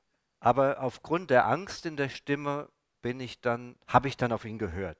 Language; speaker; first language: German; native; German